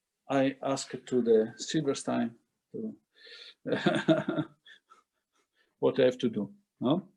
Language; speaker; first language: English; non-native, fluent; Italian